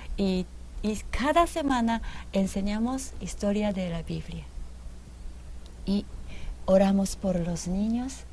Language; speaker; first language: Spanish; non-native, fluent; Japanese